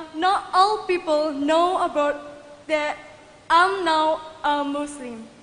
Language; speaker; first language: English; non-native, fluent; Indonesian